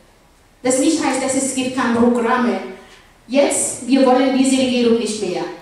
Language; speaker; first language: German; non-native, fluent; Arabic